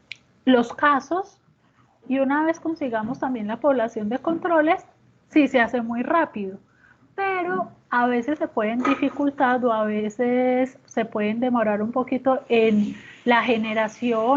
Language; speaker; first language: Spanish; native; Spanish